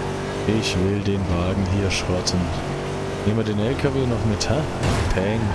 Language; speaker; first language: German; native; German